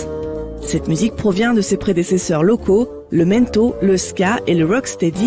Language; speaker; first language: French; native; French